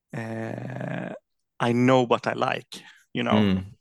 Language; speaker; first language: English; non-native, fluent; Swedish